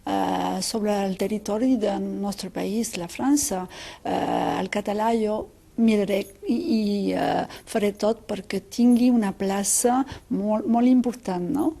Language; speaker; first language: Catalan; early bilingual, heritage; Catalan